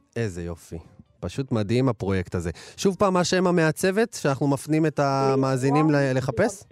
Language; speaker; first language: Hebrew; native; Hebrew